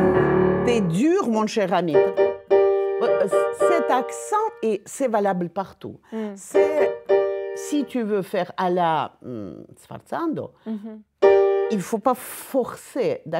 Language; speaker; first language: French; non-native, fluent; Russian